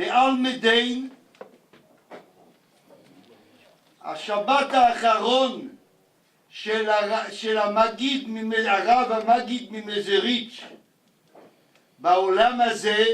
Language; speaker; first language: Hebrew; non-native, fluent; Yiddish